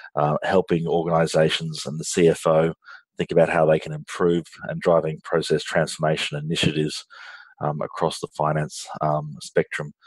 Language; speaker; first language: English; native; English